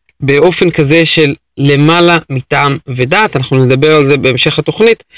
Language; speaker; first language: Hebrew; native; Hebrew